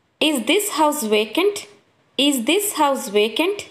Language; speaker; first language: English; non-native, local second language; Kannada